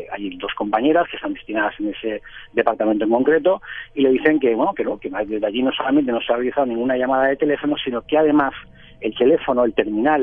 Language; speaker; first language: Spanish; native; Spanish